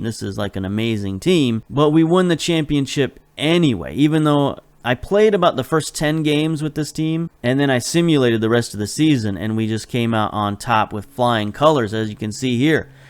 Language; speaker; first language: English; native; English